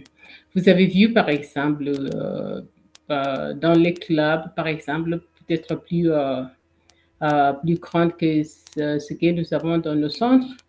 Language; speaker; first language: French; non-native, fluent; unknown